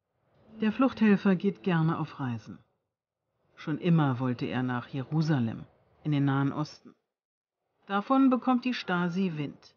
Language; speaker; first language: German; native; German